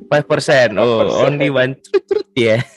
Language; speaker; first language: English; non-native, learner; Indonesian